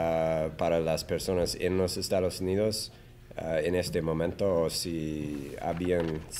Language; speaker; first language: Spanish; non-native, learner; English